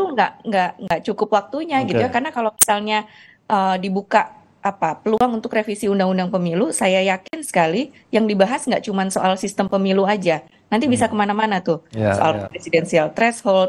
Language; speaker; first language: Indonesian; native; Indonesian